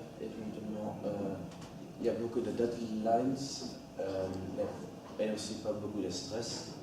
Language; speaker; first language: French; non-native, learner; Dutch